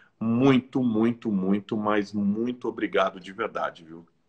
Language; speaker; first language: Portuguese; native; Portuguese